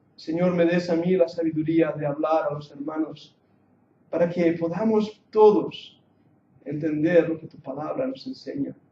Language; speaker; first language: Spanish; non-native, fluent; English